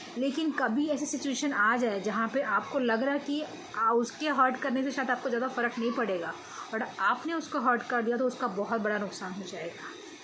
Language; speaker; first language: Hindi; native; Hindi